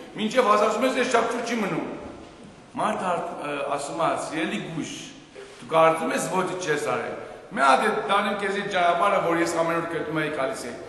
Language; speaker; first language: Armenian; early bilingual, heritage; Armenian